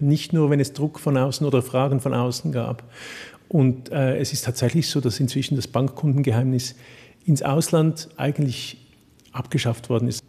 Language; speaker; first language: German; native; German